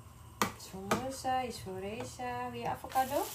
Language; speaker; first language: Dutch; non-native, learner; Indonesian